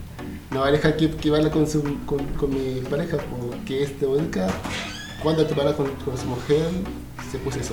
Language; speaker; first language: Spanish; non-native, learner; Haitian Creole